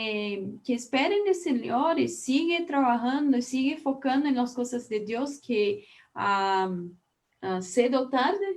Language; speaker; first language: Spanish; non-native, learner; Portuguese